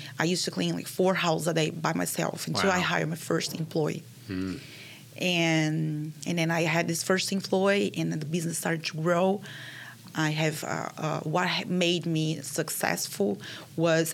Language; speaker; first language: English; non-native, fluent; Portuguese